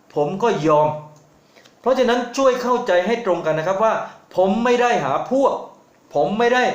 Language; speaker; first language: Thai; native; Thai